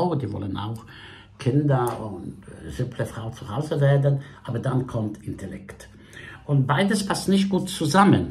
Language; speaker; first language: German; non-native, fluent; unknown